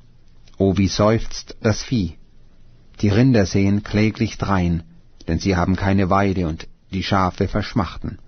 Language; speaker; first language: German; native; German